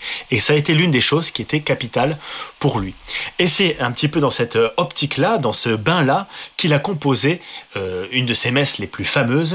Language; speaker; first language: French; native; French